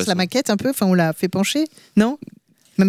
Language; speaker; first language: French; native; French